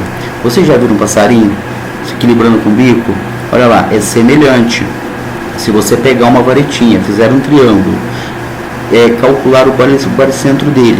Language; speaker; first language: Portuguese; native; Portuguese